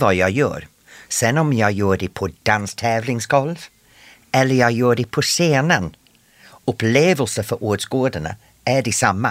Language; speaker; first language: Swedish; non-native, fluent; English